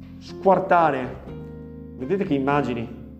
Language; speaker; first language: Italian; native; Italian